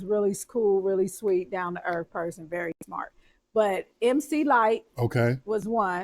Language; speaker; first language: English; native; English